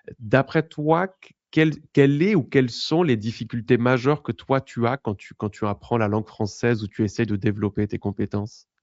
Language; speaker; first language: French; native; French